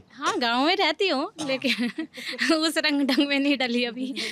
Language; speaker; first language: Hindi; native; Hindi